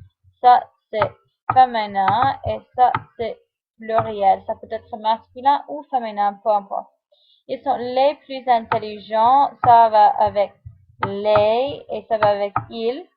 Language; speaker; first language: French; non-native, fluent; English